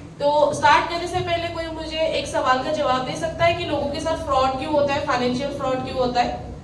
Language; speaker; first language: Hindi; non-native, local second language; Assamese